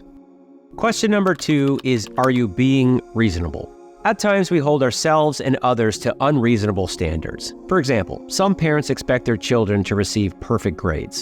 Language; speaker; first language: English; native; English